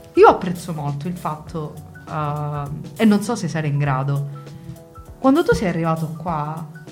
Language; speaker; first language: Italian; native; Italian